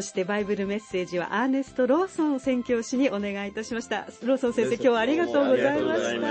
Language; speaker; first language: Japanese; native; Japanese